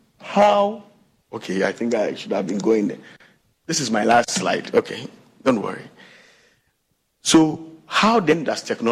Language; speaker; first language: English; non-native, local second language; Akan